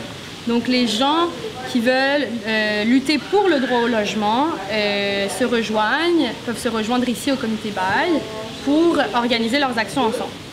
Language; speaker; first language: French; native; French